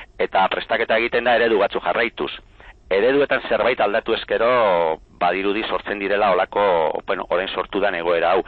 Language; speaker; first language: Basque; native; Basque